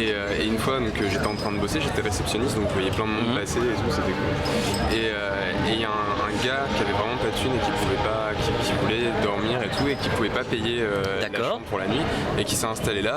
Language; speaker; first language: French; native; French